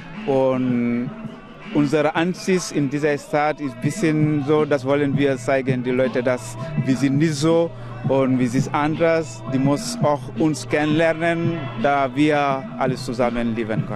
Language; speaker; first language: German; non-native, learner; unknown